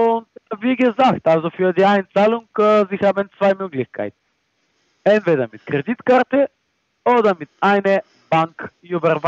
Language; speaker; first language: German; non-native, fluent; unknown